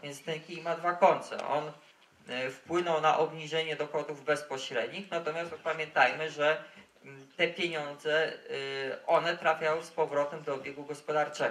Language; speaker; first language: Polish; native; Polish